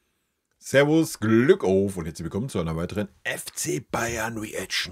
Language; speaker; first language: German; native; German